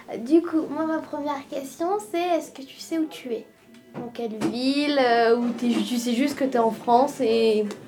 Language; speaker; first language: French; native; French